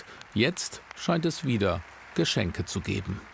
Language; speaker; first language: German; native; German